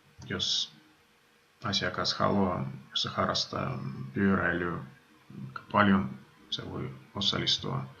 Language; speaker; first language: Finnish; non-native, fluent; Russian